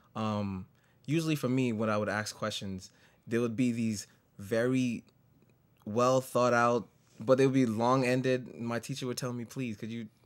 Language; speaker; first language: English; native; English